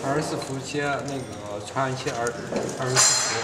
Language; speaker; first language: Chinese; native; Chinese